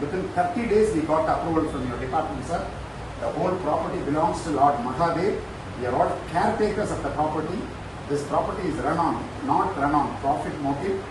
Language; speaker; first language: English; non-native, local second language; Tamil